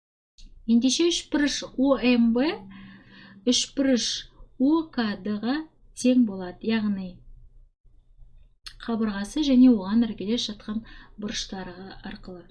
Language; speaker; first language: Kazakh; native; Kazakh